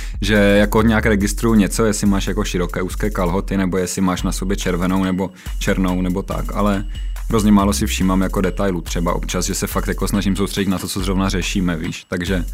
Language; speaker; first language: Czech; native; Czech